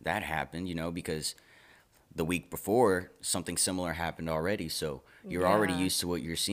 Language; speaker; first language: English; native; English